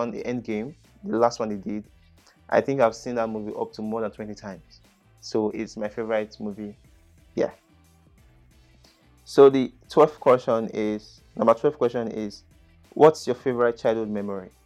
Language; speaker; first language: English; native; English